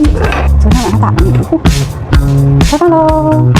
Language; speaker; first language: Chinese; native; Chinese